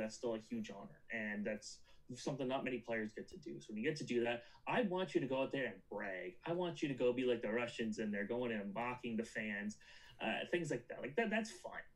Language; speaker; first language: English; native; English